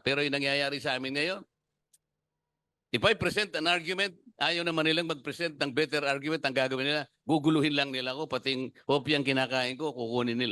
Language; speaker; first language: Filipino; native; Filipino